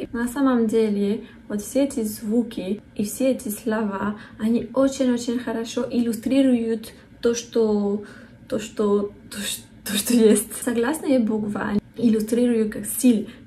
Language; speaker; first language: Russian; non-native, fluent; French